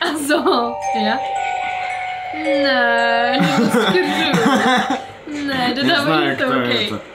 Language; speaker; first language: Russian; non-native, learner; Swedish